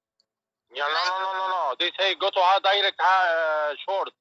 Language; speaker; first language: English; non-native, learner; Arabic